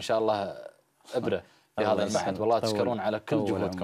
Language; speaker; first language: Arabic; native; Arabic